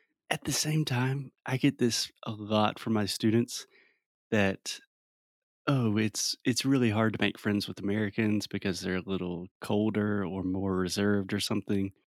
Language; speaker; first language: English; native; English